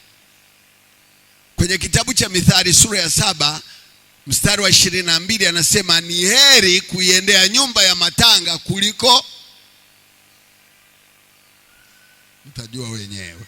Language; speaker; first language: Swahili; native; Swahili